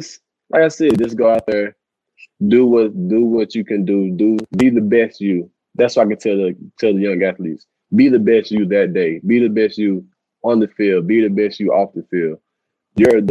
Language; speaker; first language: English; native; English